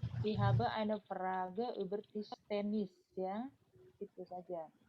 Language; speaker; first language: German; non-native, learner; Indonesian